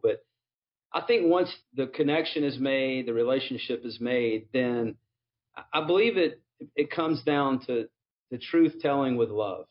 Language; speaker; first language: English; native; English